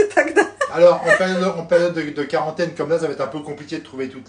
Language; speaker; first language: French; native; French